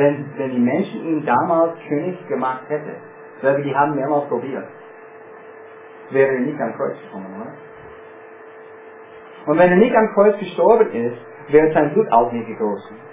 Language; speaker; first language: German; non-native, fluent; English